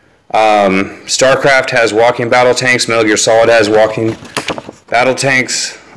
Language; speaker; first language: English; native; English